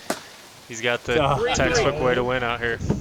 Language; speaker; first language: English; native; English